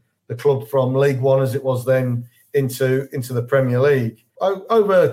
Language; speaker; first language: English; native; English